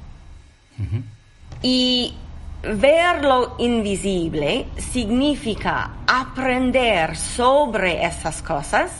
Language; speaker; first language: Spanish; non-native, learner; English